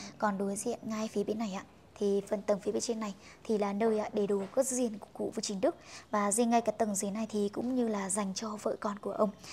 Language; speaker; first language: Vietnamese; non-native, local second language; Hmong